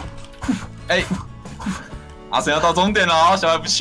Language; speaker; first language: Chinese; native; Chinese